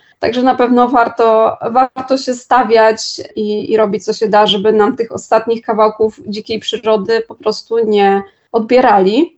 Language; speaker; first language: Polish; native; Polish